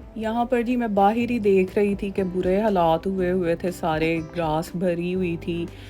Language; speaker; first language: Urdu; native; Urdu